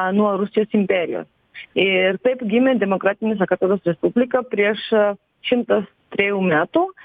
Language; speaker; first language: Lithuanian; non-native, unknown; Georgian